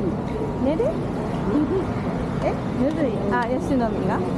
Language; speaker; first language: Japanese; native; Japanese